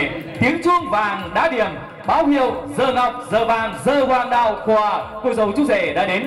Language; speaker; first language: Vietnamese; native; Vietnamese